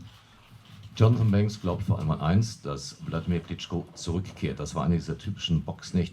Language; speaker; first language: German; native; German